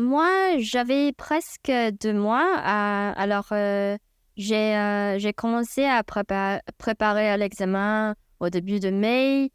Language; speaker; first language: French; non-native, fluent; Chinese